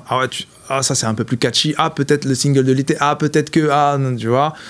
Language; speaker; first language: French; native; French